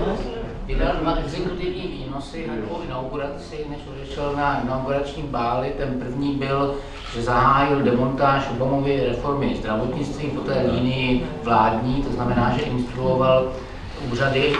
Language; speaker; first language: Czech; native; Czech